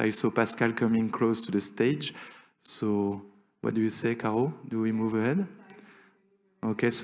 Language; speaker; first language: English; non-native, fluent; French